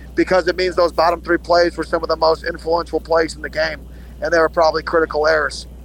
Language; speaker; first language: English; native; English